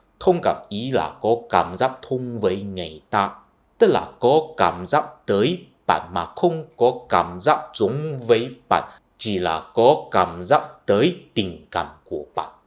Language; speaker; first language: Vietnamese; non-native, fluent; Chinese